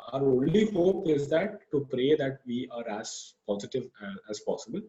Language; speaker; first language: English; non-native, local second language; Malayalam